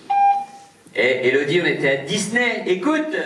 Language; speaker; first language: French; native; French